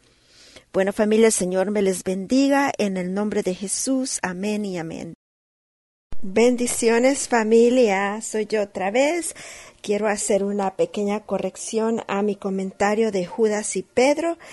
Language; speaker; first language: Spanish; native; Spanish